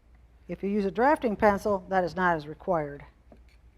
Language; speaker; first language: English; native; English